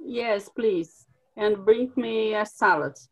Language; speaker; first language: English; non-native, learner; Portuguese